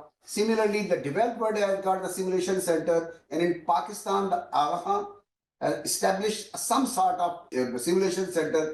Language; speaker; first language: English; non-native, local second language; Urdu